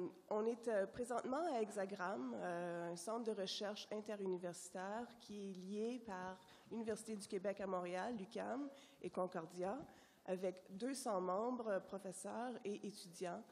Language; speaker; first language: French; native; French